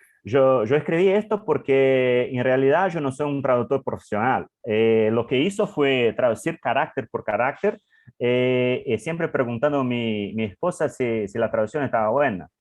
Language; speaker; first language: Spanish; non-native, learner; English